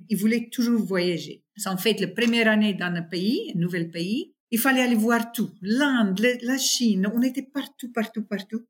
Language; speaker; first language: French; non-native, fluent; Afrikaans